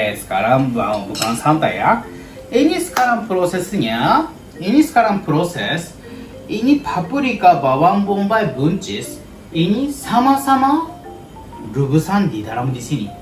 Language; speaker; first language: Indonesian; non-native, learner; Japanese